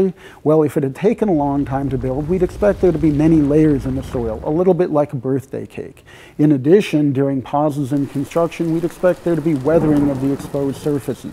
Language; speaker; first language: English; native; English